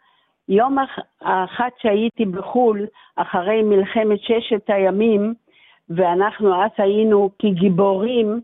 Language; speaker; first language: Hebrew; non-native, fluent; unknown